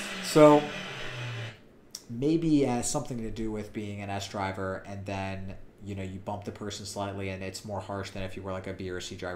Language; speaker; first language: English; native; English